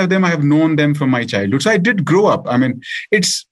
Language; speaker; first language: English; non-native, local second language; Hindi